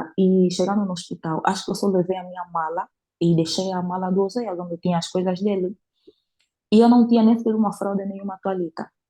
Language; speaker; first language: Portuguese; native; Portuguese